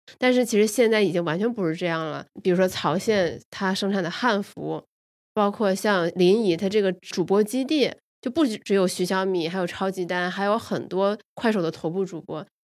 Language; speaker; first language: Chinese; native; Chinese